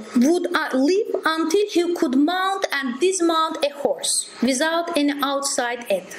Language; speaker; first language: English; non-native, fluent; Azerbaijani